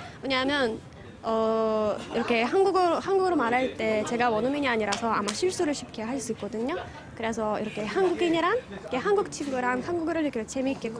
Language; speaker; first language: Korean; non-native, fluent; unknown